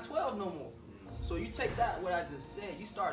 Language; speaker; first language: English; non-native, fluent; Haitian Creole